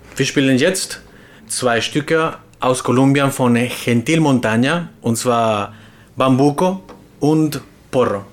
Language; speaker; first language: German; non-native, fluent; Spanish